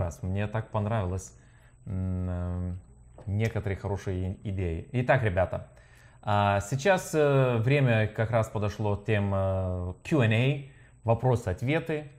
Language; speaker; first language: Russian; non-native, learner; Lithuanian